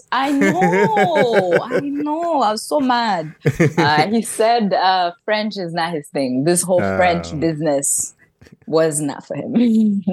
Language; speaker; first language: English; early bilingual, other home language; French